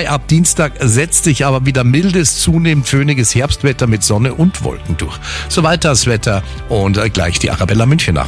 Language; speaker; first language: German; native; German